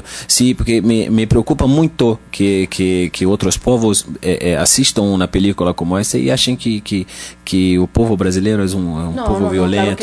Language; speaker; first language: Spanish; non-native, learner; Portuguese